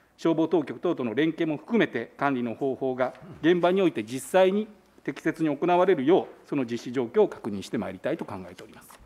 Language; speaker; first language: Japanese; native; Japanese